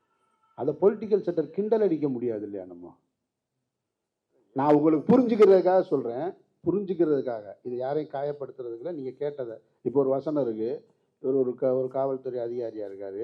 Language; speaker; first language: Tamil; native; Tamil